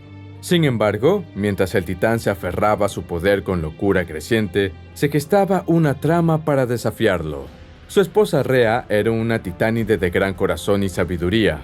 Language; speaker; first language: Spanish; native; Spanish